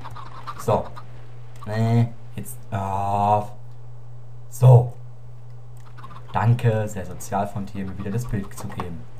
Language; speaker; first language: German; native; German